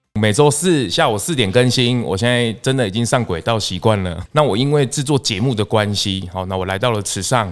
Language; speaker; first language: Chinese; native; Chinese